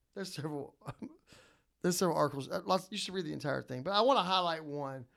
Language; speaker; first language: English; native; English